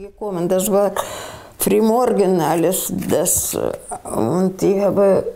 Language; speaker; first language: German; non-native, learner; Russian